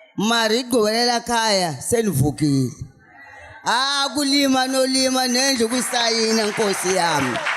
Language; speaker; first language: Zulu; non-native, local second language; Swati